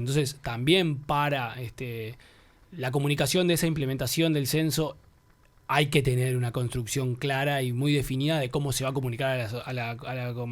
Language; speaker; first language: Spanish; native; Spanish